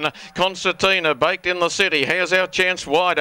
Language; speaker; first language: English; native; English